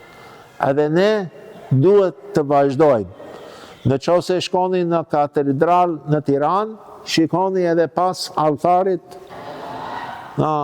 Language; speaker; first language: Albanian; non-native, fluent; English